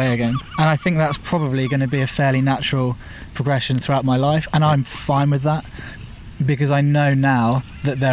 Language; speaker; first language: English; native; English